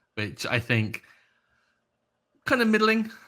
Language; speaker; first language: English; native; English